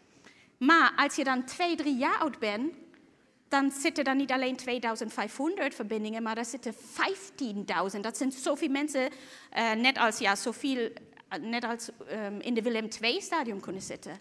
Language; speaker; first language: Dutch; non-native, fluent; German